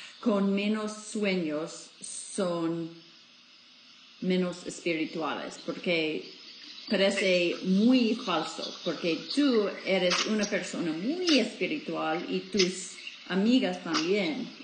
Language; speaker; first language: Spanish; non-native, fluent; English